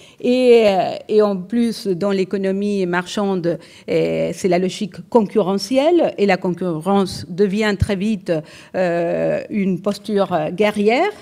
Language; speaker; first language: French; non-native, fluent; Spanish